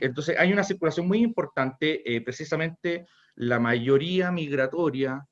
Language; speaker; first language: Spanish; native; Spanish